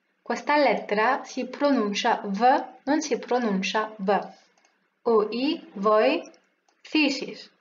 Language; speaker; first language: Italian; non-native, fluent; French